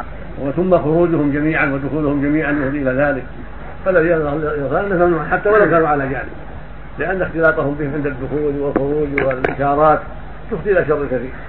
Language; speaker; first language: Arabic; native; Arabic